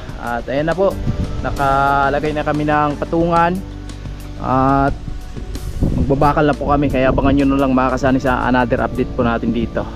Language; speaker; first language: Filipino; non-native, local second language; Cebuano